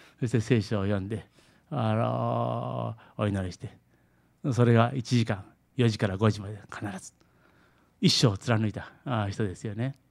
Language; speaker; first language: Japanese; early bilingual, heritage; Japanese